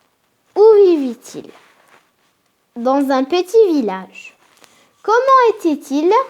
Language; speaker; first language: French; non-native, local second language; Arabic